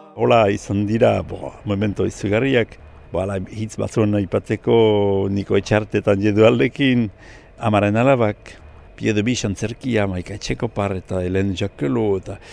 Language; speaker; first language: Basque; native; Basque